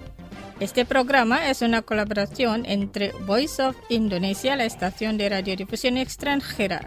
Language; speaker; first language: Spanish; non-native, fluent; Indonesian